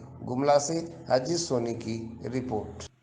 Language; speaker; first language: Hindi; native; Hindi